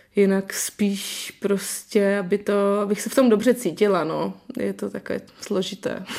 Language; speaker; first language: Czech; native; Czech